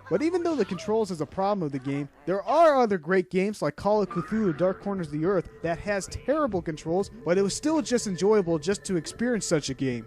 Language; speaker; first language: English; non-native, fluent; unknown